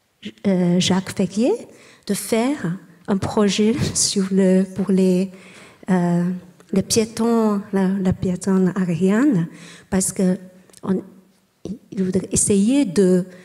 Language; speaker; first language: French; non-native, learner; Chinese